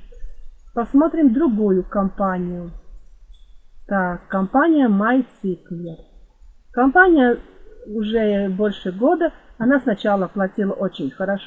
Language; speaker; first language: Russian; non-native, fluent; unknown